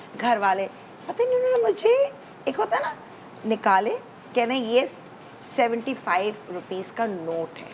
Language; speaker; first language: Urdu; native; Urdu